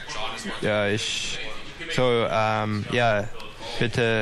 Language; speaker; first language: German; non-native, learner; English